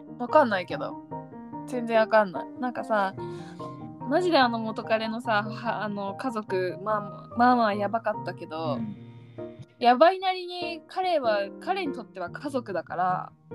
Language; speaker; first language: Japanese; native; Japanese